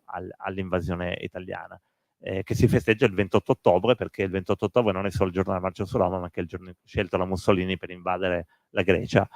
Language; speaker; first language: Italian; native; Italian